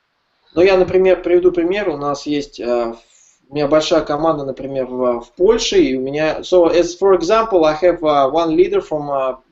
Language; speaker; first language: Russian; native; Russian